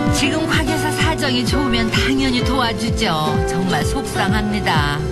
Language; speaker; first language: Korean; native; Korean